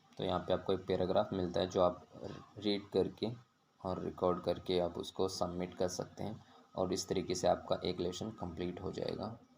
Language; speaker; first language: Hindi; native; Hindi